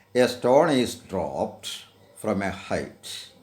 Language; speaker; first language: English; non-native, local second language; Malayalam